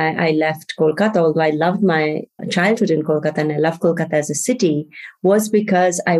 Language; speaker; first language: English; non-native, local second language; Bangla